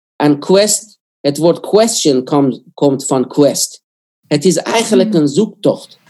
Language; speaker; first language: Dutch; non-native, fluent; Korean